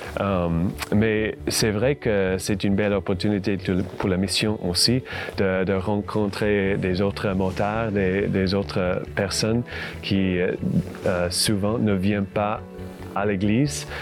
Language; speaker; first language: French; non-native, fluent; English